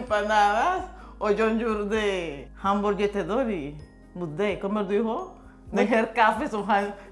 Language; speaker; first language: Swedish; non-native, learner; Spanish